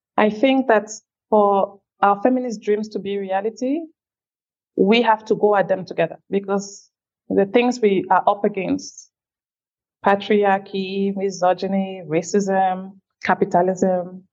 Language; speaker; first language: English; non-native, local second language; French